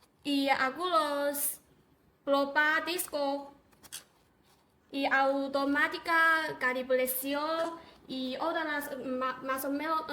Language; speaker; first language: Spanish; non-native, learner; Chinese